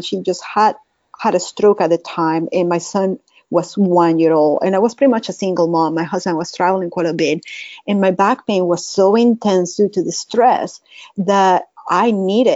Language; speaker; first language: English; non-native, fluent; Spanish